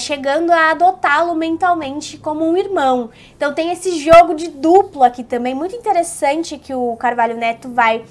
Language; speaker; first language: Portuguese; native; Portuguese